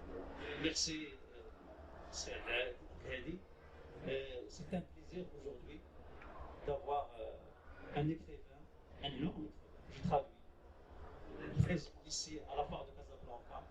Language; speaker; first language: French; non-native, local second language; Arabic